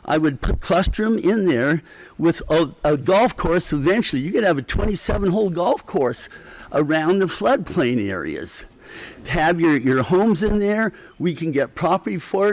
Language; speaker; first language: English; native; English